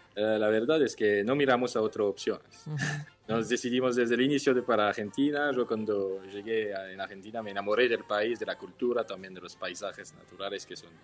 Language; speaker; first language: Spanish; non-native, fluent; French